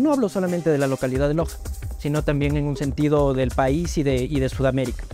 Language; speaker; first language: Spanish; native; Spanish